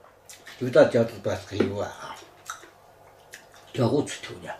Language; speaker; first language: Chinese; native; Chinese